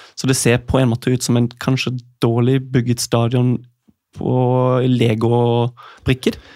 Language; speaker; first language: Norwegian; non-native, fluent; German